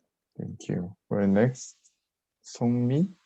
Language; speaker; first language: English; non-native, learner; Korean